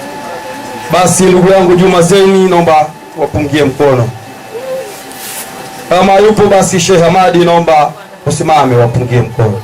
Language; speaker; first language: Swahili; native; Swahili